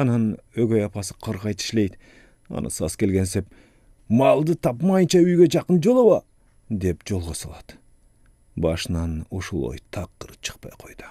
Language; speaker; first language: Kyrgyz; native; Kyrgyz